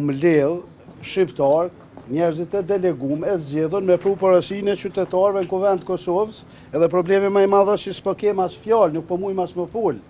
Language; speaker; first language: Albanian; native; Albanian